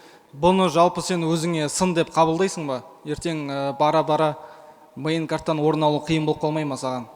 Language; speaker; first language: Kazakh; native; Kazakh